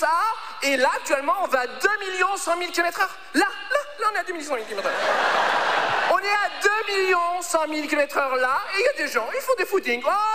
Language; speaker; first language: French; early bilingual, other home language; Arabic